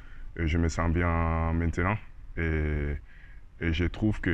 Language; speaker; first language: French; non-native, learner; Spanish